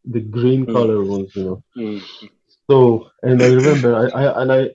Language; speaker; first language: English; non-native, fluent; Persian